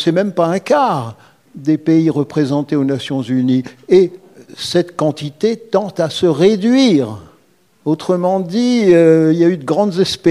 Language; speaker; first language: French; native; French